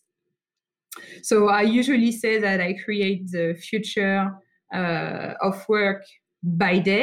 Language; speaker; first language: English; non-native, fluent; French